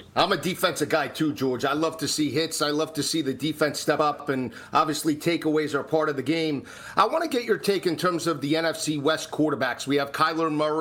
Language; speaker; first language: English; native; English